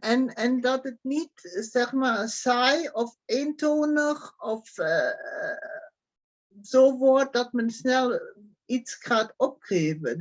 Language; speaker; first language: Dutch; non-native, fluent; German